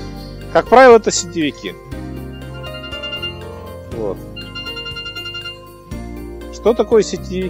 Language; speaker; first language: Russian; native; Russian